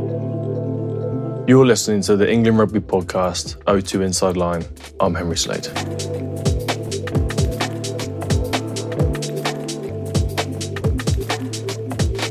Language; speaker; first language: English; native; English